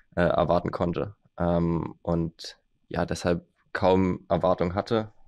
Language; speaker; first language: German; native; German